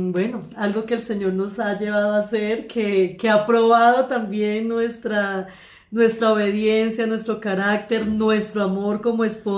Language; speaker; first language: Spanish; native; Spanish